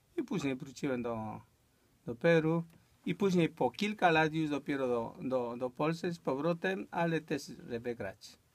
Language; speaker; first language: Polish; non-native, fluent; Spanish